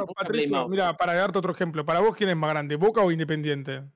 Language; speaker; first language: Spanish; native; Spanish